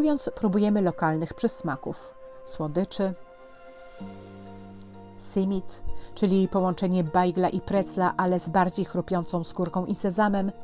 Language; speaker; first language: Polish; native; Polish